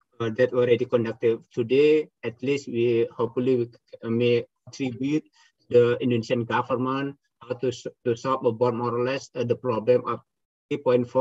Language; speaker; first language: English; non-native, fluent; Indonesian